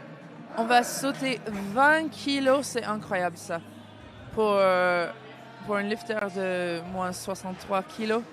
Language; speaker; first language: French; non-native, fluent; English